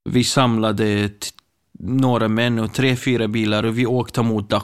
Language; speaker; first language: Swedish; non-native, fluent; Kurdish